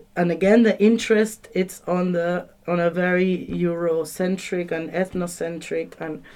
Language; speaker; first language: English; non-native, fluent; Spanish